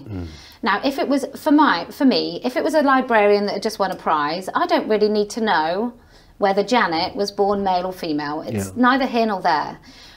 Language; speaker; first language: English; native; English